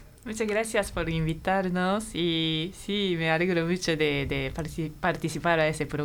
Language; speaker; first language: Spanish; non-native, fluent; Japanese